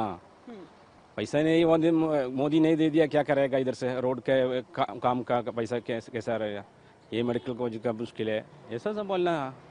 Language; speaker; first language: Hindi; non-native, local second language; Malayalam